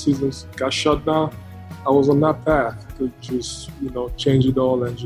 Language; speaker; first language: English; non-native, local second language; French